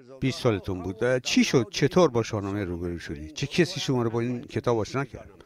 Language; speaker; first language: Persian; native; Persian